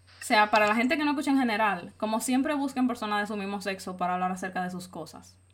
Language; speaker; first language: Spanish; native; Spanish